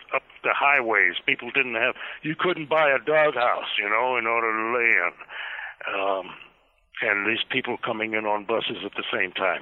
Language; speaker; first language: English; native; English